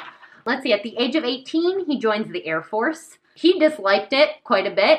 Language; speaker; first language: English; native; English